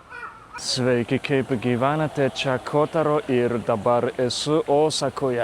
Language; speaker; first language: Lithuanian; non-native, fluent; Japanese